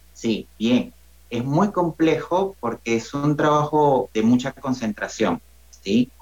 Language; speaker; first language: Spanish; native; Spanish